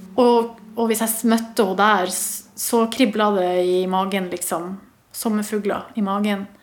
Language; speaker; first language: Norwegian; native; Norwegian